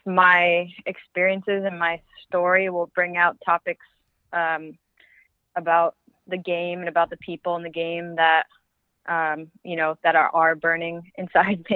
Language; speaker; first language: English; native; English